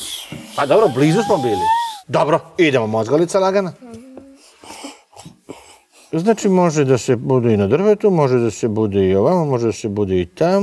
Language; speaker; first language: Serbian; native; Serbian